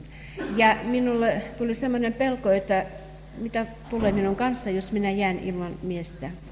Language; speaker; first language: Finnish; non-native, fluent; Russian